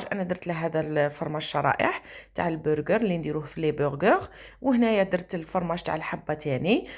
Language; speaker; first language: Arabic; native; Arabic